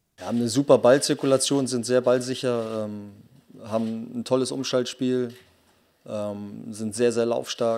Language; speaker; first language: German; native; German